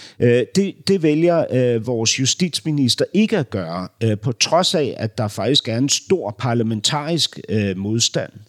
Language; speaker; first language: Danish; native; Danish